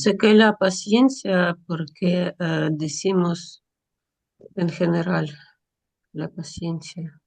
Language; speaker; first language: Spanish; non-native, learner; Russian